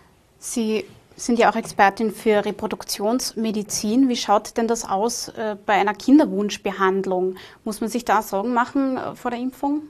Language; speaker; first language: German; native; German